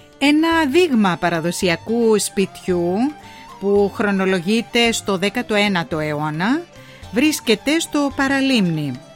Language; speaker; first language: Greek; native; Greek